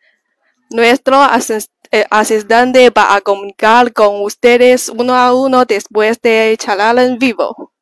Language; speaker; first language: Spanish; non-native, learner; Chinese